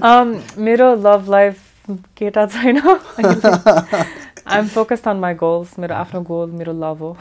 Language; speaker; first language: Nepali; early bilingual, heritage; English